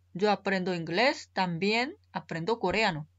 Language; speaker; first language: Spanish; non-native, fluent; Korean